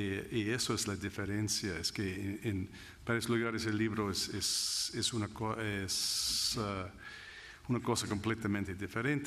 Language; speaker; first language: Spanish; non-native, fluent; English